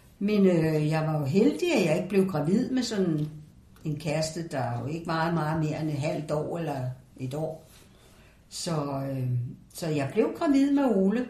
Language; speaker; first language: Danish; native; Danish